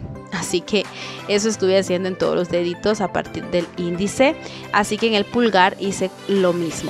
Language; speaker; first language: Spanish; native; Spanish